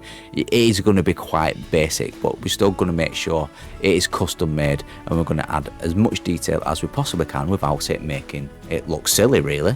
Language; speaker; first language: English; native; English